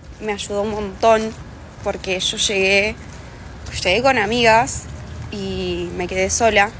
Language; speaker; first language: Spanish; native; Spanish